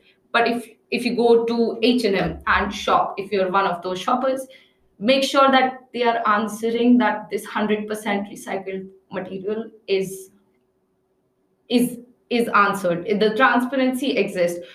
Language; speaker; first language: English; non-native, local second language; Hindi